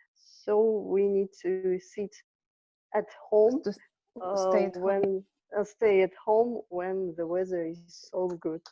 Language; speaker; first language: English; non-native, learner; Russian